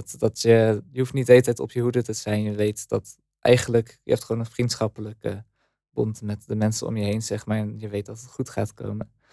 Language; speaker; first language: Dutch; native; Dutch